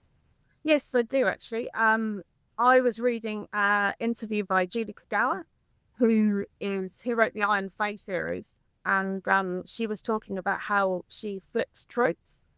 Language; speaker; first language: English; native; English